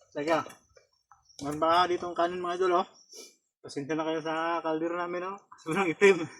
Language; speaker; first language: Filipino; non-native, local second language; Cebuano